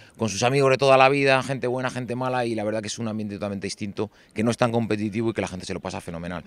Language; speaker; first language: Spanish; native; Spanish